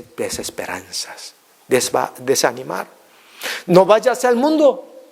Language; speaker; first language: Spanish; non-native, fluent; Korean